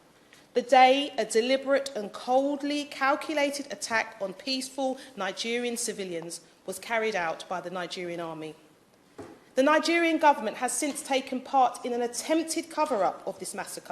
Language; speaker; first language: English; native; English